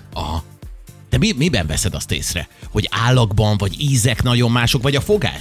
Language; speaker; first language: Hungarian; native; Hungarian